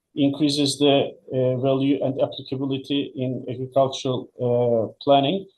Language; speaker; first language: English; non-native, fluent; Turkish